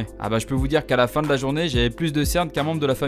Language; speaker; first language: French; native; French